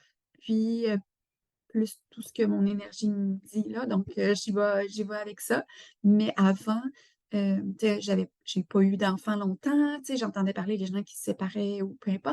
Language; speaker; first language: French; native; French